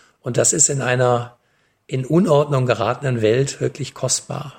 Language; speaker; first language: German; native; German